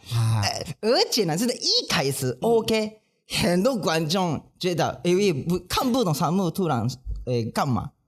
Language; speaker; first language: Chinese; non-native, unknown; Japanese